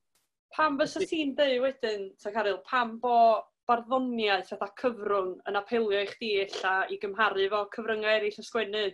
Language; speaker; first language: Welsh; native; Welsh